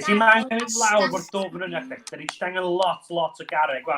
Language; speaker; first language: Welsh; native; Welsh